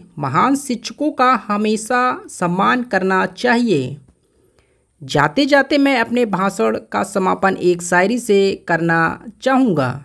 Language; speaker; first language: Hindi; native; Hindi